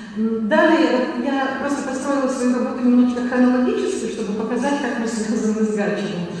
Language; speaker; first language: Russian; non-native, local second language; Karachay-Balkar